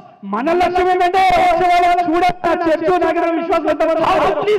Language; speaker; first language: Telugu; native; Telugu